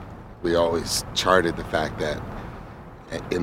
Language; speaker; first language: English; native; English